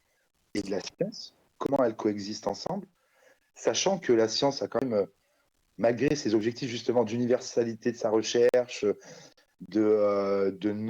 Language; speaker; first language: French; native; French